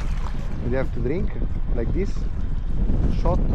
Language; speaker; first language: English; non-native, learner; Italian